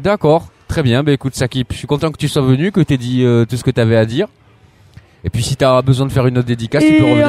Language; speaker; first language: French; native; French